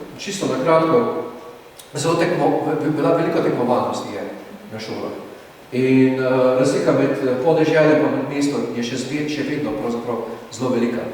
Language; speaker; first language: Slovenian; native; Slovenian